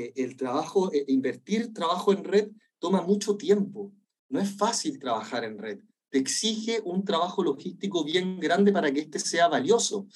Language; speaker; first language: Spanish; native; Spanish